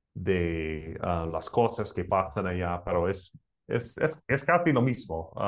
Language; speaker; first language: Spanish; non-native, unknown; English